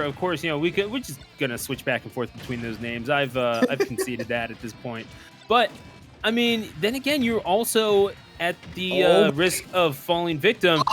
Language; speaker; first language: English; native; English